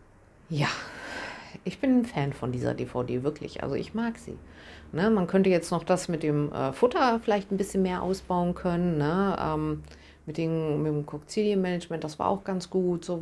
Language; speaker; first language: German; native; German